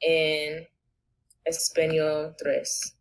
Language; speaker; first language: Spanish; non-native, learner; English